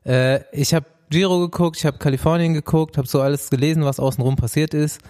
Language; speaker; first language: German; native; German